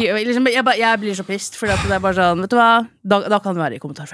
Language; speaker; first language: Norwegian; native; Norwegian